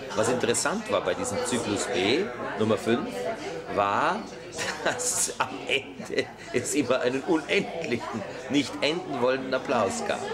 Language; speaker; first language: German; native; German